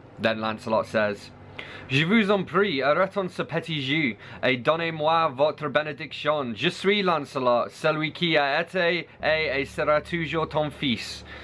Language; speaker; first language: French; non-native, learner; English